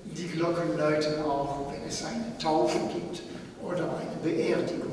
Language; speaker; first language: German; non-native, fluent; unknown